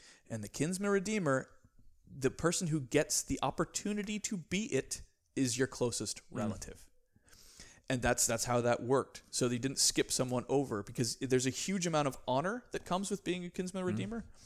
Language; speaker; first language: English; native; English